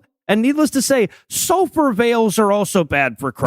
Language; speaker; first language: English; native; English